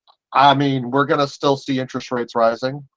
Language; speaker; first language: English; native; English